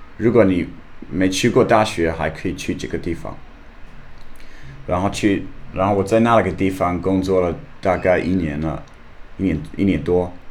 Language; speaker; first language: Chinese; non-native, learner; English